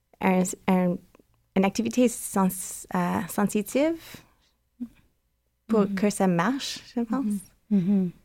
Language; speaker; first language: French; non-native, learner; English